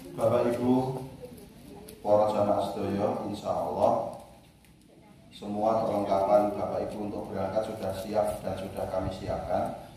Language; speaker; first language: Indonesian; native; Indonesian